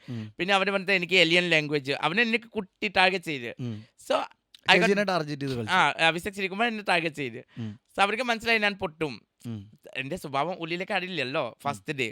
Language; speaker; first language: Malayalam; non-native, local second language; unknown